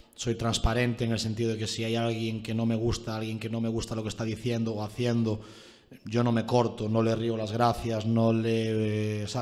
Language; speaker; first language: Spanish; native; Spanish